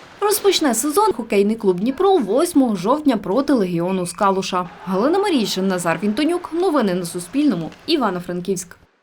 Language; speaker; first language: Ukrainian; native; Ukrainian